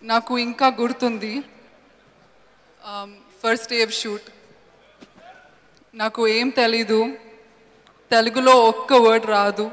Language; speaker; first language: Telugu; non-native, learner; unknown